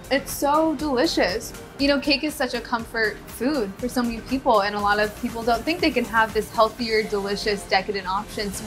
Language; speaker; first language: English; native; English